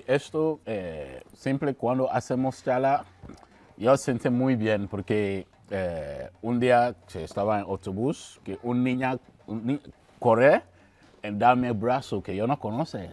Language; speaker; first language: Spanish; non-native, learner; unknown